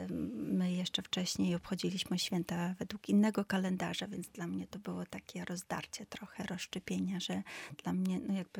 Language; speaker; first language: Polish; non-native, fluent; Ukrainian